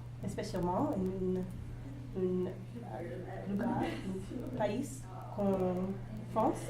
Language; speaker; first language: French; non-native, learner; English